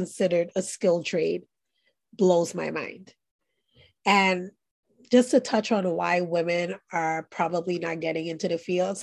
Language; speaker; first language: English; native; English